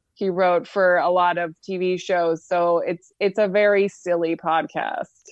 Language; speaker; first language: English; native; English